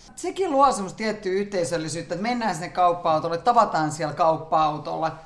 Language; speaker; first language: Finnish; native; Finnish